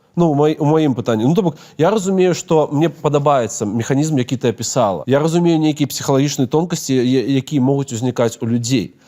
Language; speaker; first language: Belarusian; non-native, local second language; Russian